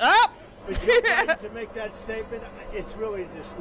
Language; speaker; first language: English; native; English